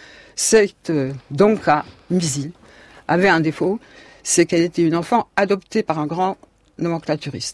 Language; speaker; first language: French; native; French